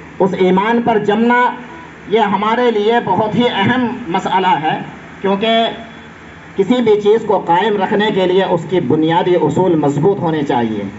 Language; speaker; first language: Urdu; native; Urdu